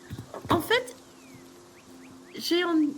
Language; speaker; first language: French; non-native, learner; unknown